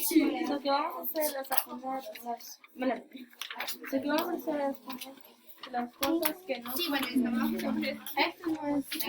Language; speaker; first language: Spanish; early bilingual, other home language; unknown